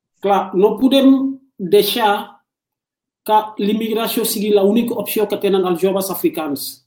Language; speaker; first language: Catalan; non-native, fluent; Wolof